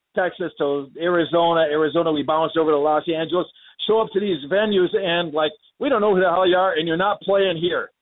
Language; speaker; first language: English; native; English